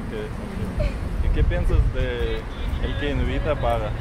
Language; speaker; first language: Spanish; non-native, fluent; Russian